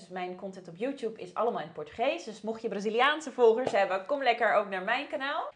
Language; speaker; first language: Dutch; early bilingual, other home language; Portuguese